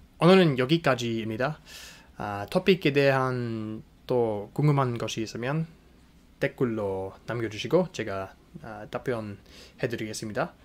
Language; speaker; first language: Korean; non-native, fluent; English